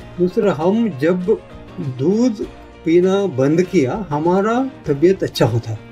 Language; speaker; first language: Hindi; non-native, local second language; Kannada